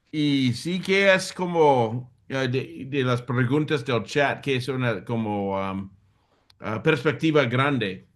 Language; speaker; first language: Spanish; non-native, fluent; English